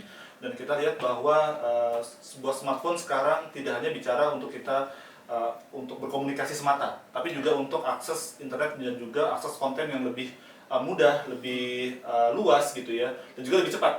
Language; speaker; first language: Indonesian; native; Indonesian